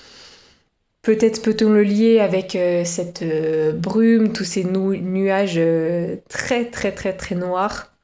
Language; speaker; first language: French; native; French